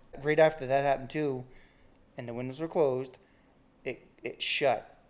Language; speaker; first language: English; native; English